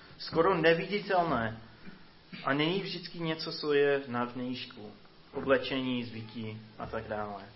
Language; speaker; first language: Czech; non-native, fluent; English